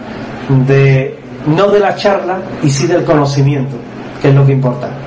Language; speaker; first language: Spanish; native; Spanish